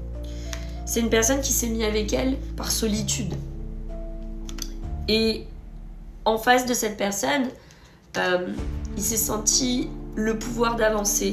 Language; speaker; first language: French; native; French